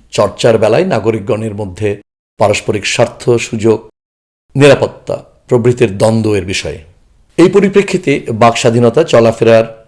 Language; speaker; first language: Bangla; non-native, local second language; Chakma